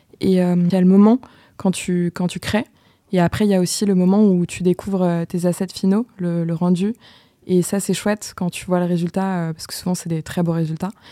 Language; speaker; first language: French; native; French